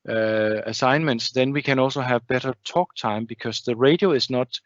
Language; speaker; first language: English; non-native, fluent; Danish